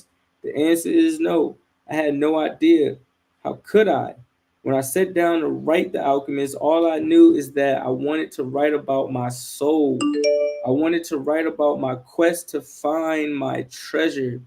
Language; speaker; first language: English; native; English